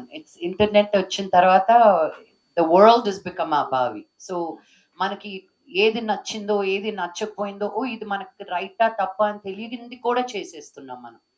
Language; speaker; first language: Telugu; native; Telugu